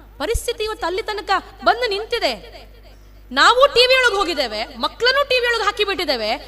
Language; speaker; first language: Kannada; non-native, local second language; Tulu